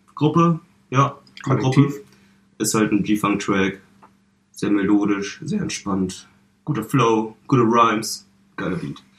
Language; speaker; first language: German; early bilingual, other home language; Vietnamese